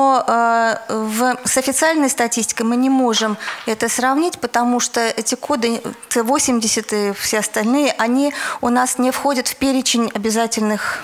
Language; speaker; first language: Russian; native; Russian